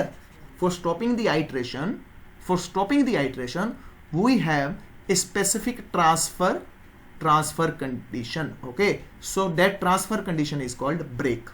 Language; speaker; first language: English; non-native, local second language; Hindi